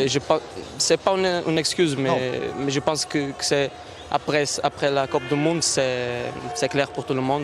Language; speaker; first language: French; non-native, fluent; Portuguese